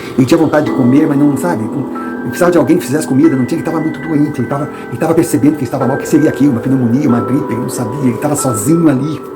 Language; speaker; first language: Portuguese; non-native, fluent; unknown